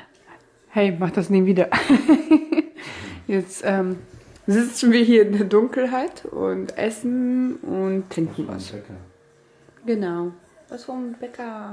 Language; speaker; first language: German; native; German